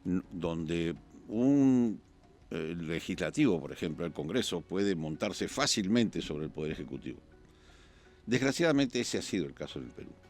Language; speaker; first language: Spanish; native; Spanish